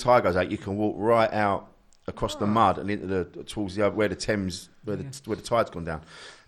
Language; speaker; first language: English; native; English